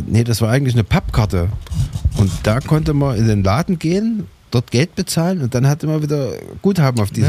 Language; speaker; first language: German; native; German